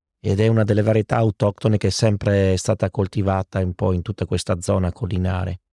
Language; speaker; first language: Italian; native; Italian